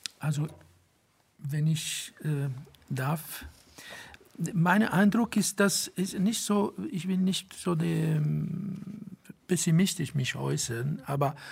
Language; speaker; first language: German; non-native, fluent; Italian